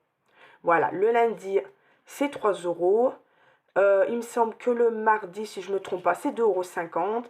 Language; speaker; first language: French; native; French